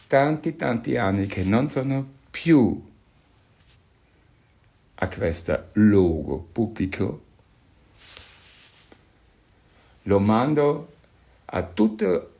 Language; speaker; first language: Italian; non-native, fluent; German